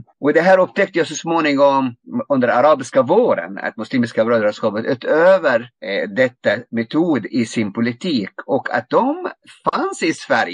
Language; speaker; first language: Swedish; non-native, fluent; Arabic